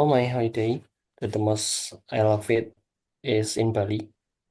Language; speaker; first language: English; non-native, learner; Indonesian